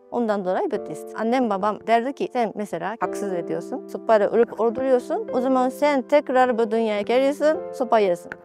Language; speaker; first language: Turkish; non-native, fluent; Japanese